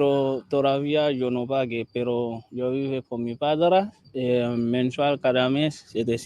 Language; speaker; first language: Spanish; non-native, learner; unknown